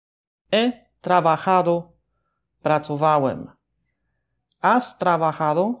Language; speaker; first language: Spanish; non-native, fluent; Polish